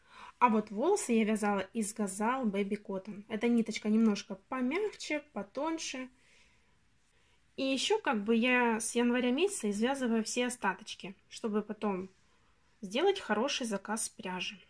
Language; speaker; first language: Russian; native; Russian